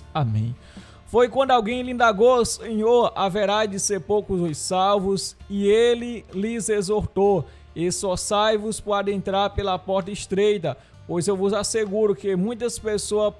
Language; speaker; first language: Portuguese; native; Portuguese